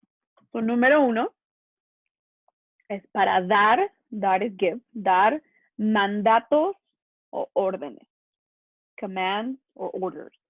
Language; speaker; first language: Spanish; non-native, fluent; English